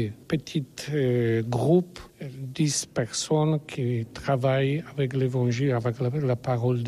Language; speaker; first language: French; non-native, learner; Polish